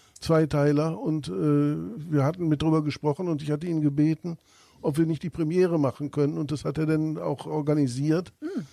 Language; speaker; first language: German; native; German